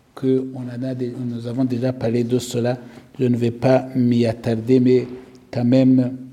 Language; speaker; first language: French; non-native, local second language; Kinyarwanda